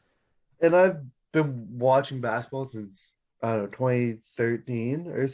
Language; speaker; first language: English; native; English